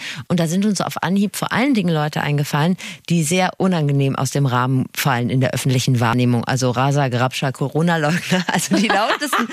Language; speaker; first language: German; native; German